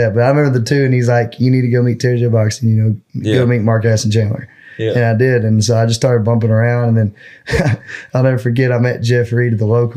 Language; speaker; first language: English; native; English